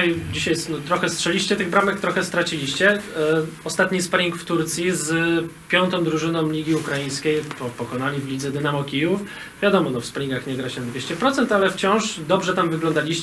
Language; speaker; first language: Polish; native; Polish